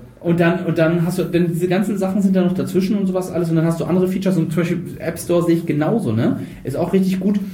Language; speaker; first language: German; native; German